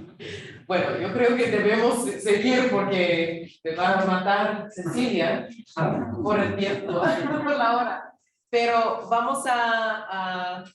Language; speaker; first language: Spanish; non-native, fluent; English